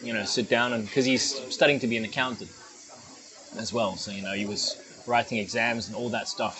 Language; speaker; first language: English; non-native, local second language; Afrikaans